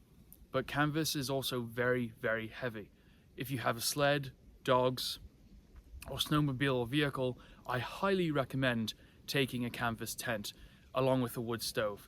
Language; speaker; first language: English; native; English